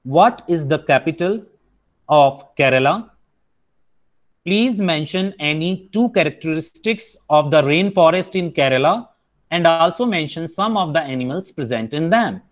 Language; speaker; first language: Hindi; native; Hindi